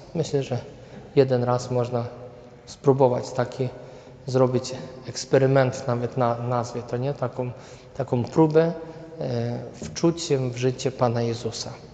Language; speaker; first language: Polish; native; Polish